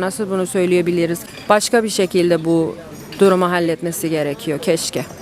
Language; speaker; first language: Turkish; non-native, learner; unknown